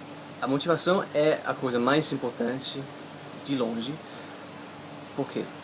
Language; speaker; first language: Portuguese; non-native, fluent; English